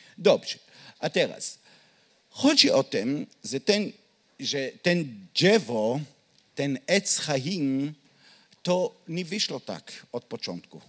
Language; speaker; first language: Polish; non-native, learner; Hebrew